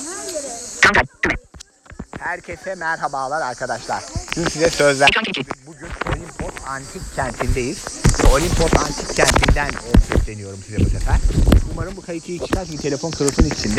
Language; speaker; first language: Turkish; native; Turkish